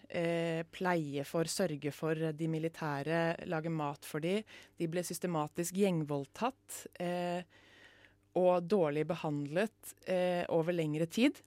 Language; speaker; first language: Norwegian; native; Norwegian